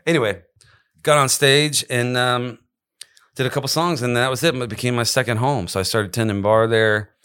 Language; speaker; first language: English; native; English